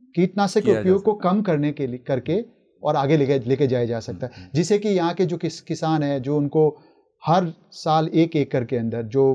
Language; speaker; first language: Hindi; native; Hindi